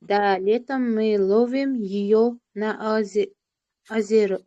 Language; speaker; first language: Russian; non-native, learner; Uzbek